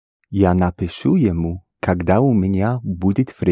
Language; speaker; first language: Russian; non-native, learner; English